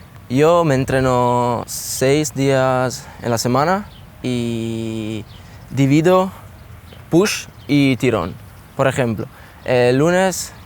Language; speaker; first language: Spanish; non-native, learner; Italian